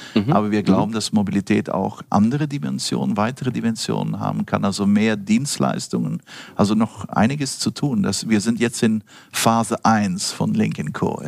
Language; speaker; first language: German; non-native, fluent; Dutch